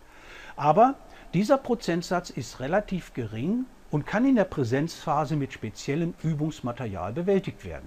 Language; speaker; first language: German; native; German